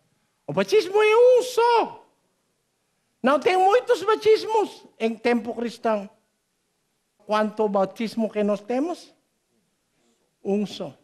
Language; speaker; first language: Portuguese; non-native, learner; Filipino